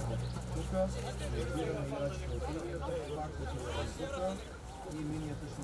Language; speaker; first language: Macedonian; non-native, learner; Bulgarian